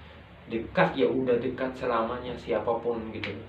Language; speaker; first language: Indonesian; non-native, local second language; Arabic